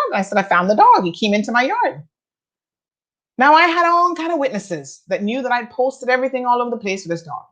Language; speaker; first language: English; native; English